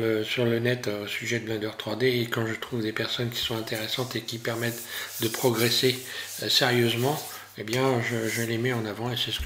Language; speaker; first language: French; native; French